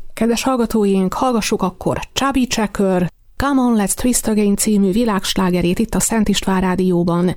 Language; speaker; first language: Hungarian; native; Hungarian